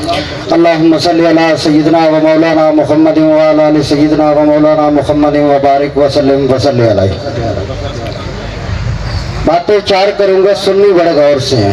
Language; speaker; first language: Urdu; non-native, local second language; Punjabi